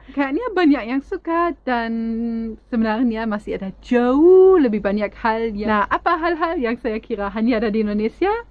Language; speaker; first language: Indonesian; non-native, fluent; German